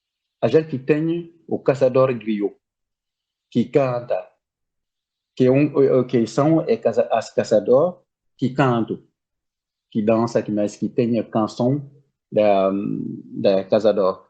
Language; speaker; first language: Portuguese; non-native, learner; Bambara